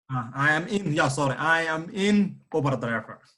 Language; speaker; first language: English; non-native, learner; Somali